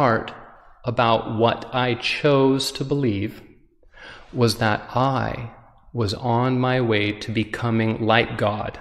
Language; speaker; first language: English; native; English